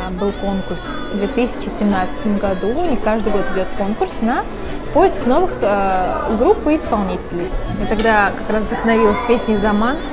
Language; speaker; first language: Russian; native; Russian